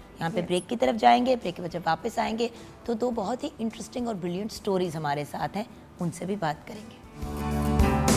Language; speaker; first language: Urdu; native; Urdu